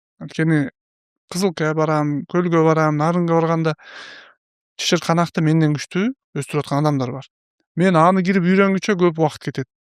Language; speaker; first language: Kyrgyz; non-native, local second language; Uzbek